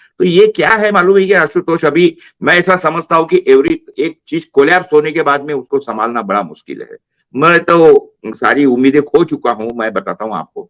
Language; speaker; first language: Hindi; non-native, local second language; Marathi